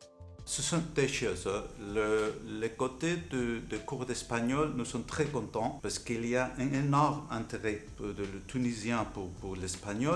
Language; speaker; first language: French; non-native, fluent; Spanish